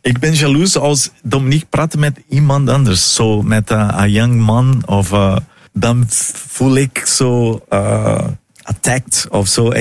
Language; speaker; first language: Dutch; non-native, fluent; Portuguese